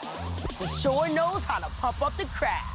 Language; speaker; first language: English; native; English